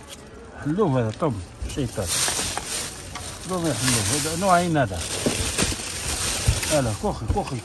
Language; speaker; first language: Spanish; non-native, learner; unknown